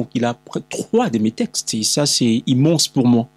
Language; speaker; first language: French; non-native, local second language; Lingala